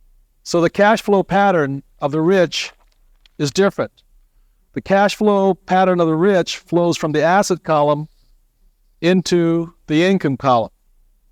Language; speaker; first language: English; native; English